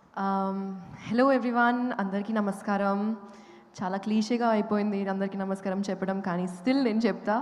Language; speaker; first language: Telugu; non-native, local second language; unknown